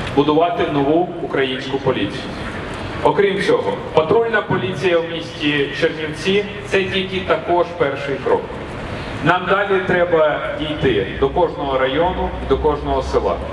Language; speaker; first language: Ukrainian; native; Ukrainian